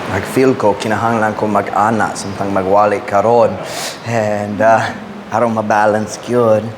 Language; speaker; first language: Cebuano; non-native, fluent; English